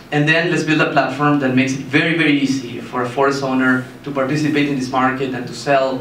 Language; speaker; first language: English; non-native, fluent; Spanish